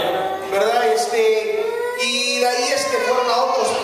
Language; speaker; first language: Spanish; native; Spanish